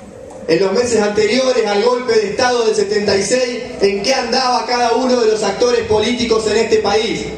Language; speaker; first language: Spanish; native; Spanish